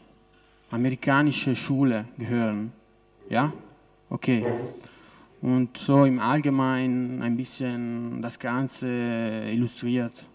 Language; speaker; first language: German; non-native, local second language; Italian